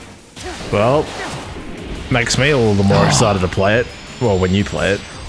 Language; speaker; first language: English; native; English